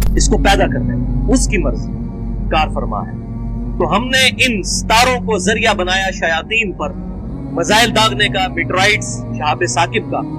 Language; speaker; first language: Urdu; non-native, local second language; Punjabi